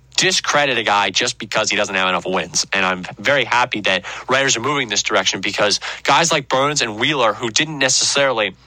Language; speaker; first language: English; native; English